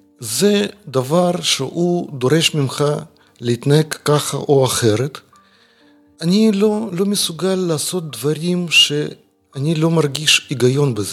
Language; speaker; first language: Hebrew; non-native, fluent; Russian